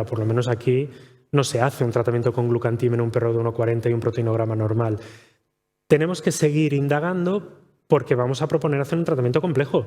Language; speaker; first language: Spanish; native; Spanish